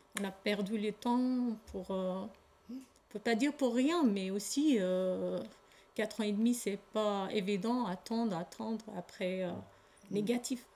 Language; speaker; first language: French; non-native, learner; Arabic